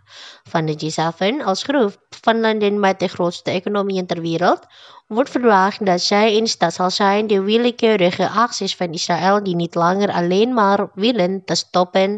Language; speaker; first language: Dutch; non-native, fluent; Indonesian